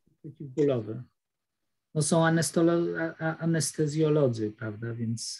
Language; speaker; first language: Polish; native; Polish